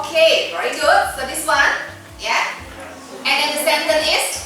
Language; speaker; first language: English; non-native, fluent; Indonesian